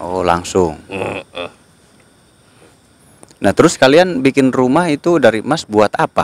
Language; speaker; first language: Indonesian; native; Indonesian